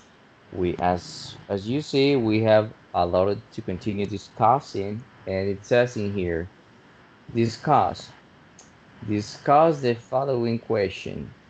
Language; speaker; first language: English; non-native, fluent; Spanish